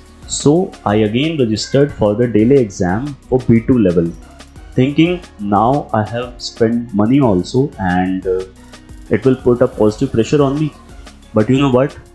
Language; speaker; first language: English; non-native, local second language; Hindi